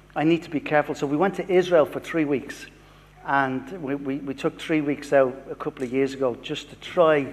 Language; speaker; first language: English; native; English